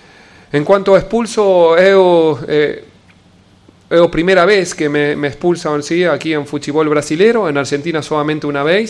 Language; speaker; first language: Portuguese; non-native, learner; Spanish